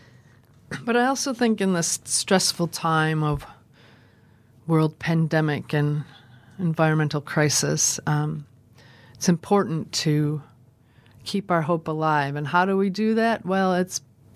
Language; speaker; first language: English; native; English